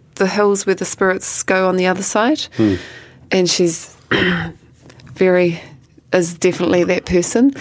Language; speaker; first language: English; native; English